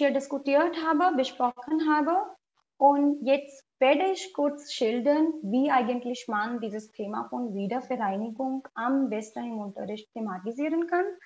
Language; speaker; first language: German; non-native, fluent; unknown